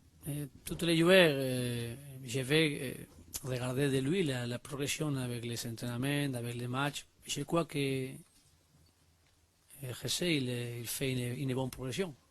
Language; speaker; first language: French; non-native, learner; Spanish